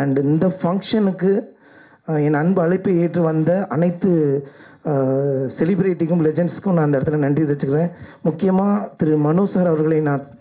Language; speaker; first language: Tamil; native; Tamil